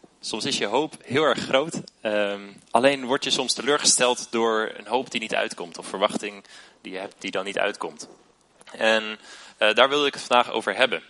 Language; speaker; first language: Dutch; native; Dutch